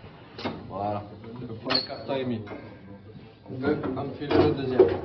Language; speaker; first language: French; native; French